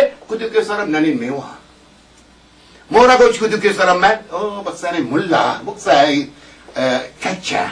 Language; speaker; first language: Korean; non-native, learner; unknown